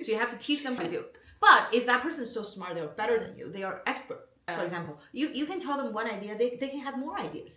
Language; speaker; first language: English; non-native, fluent; Chinese